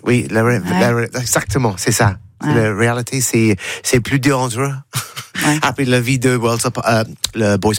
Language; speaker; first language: French; non-native, learner; English